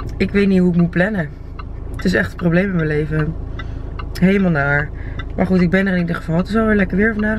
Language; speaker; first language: Dutch; native; Dutch